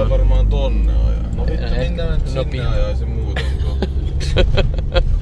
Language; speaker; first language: Finnish; native; Finnish